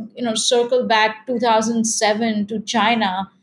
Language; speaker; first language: English; non-native, local second language; Hindi